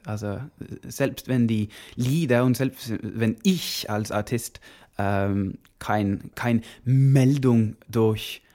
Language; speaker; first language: German; non-native, learner; Norwegian